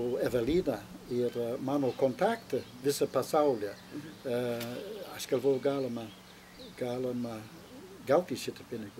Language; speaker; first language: Lithuanian; non-native, learner; English